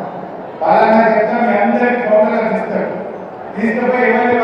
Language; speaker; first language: Telugu; native; Telugu